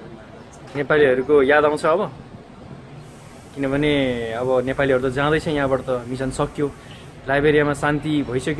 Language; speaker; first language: Nepali; native; Nepali